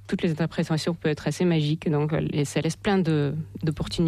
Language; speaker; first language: French; non-native, fluent; Russian